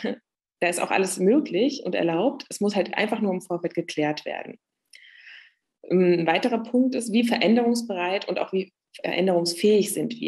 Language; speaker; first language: German; native; German